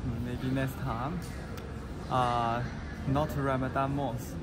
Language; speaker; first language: English; non-native, learner; Chinese